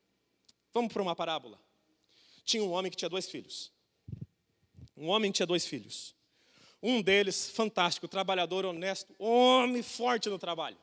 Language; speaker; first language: Portuguese; native; Portuguese